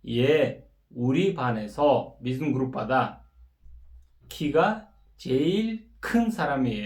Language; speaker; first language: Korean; non-native, fluent; Kyrgyz